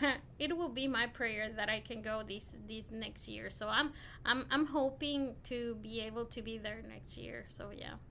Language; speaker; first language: English; non-native, fluent; Spanish